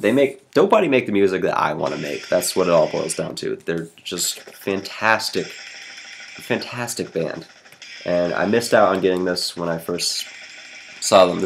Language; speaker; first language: English; native; English